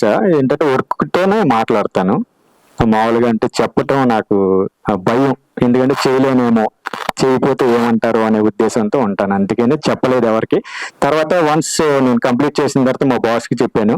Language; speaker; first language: Telugu; native; Telugu